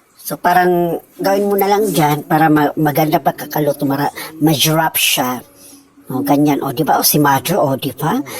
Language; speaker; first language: Filipino; non-native, local second language; Cebuano